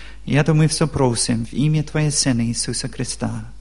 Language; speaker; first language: Russian; non-native, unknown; English